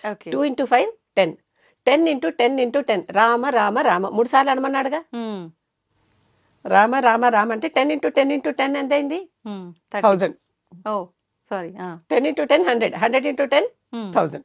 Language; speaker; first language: Telugu; native; Telugu